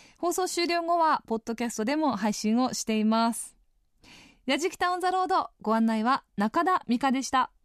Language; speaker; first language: Japanese; native; Japanese